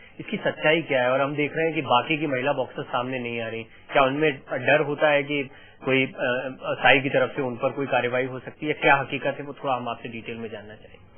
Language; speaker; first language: Hindi; native; Hindi